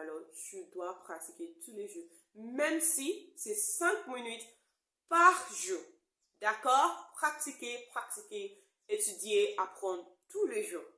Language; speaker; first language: French; non-native, learner; English